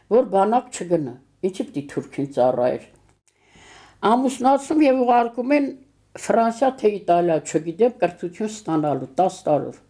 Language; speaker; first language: Armenian; native; Armenian